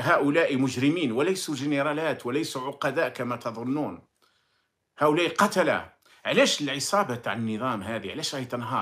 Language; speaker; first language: Arabic; native; Arabic